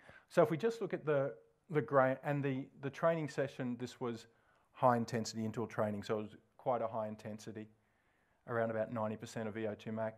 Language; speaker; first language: English; native; English